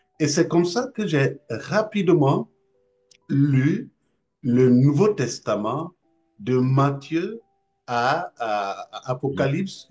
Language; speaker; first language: French; non-native, local second language; Mossi